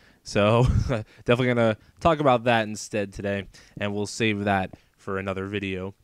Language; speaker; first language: English; native; English